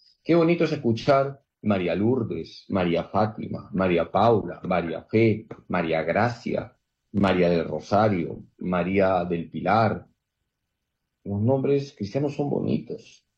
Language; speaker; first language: Spanish; native; Spanish